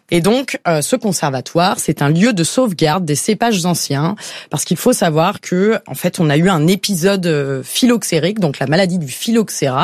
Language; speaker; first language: French; native; French